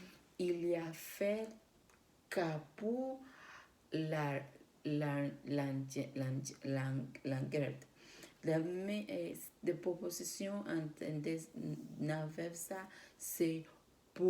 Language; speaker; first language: French; non-native, learner; Spanish